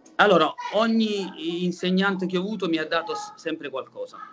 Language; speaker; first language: Italian; native; Italian